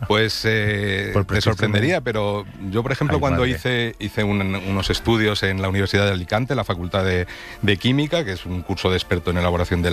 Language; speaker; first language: Spanish; native; Spanish